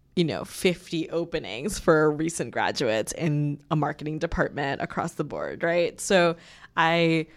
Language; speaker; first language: English; native; English